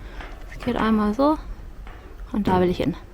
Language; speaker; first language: German; native; German